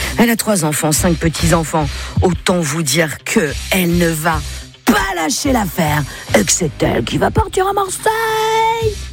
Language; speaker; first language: French; native; French